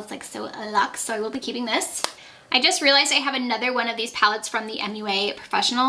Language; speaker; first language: English; native; English